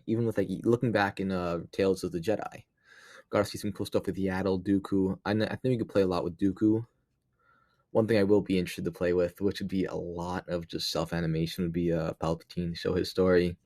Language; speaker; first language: English; native; English